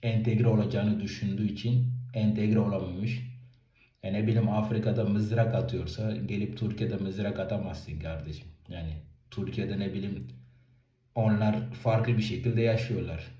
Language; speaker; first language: Turkish; non-native, fluent; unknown